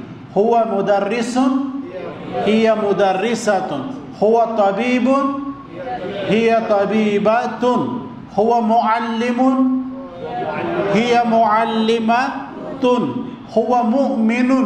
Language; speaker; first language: Arabic; non-native, fluent; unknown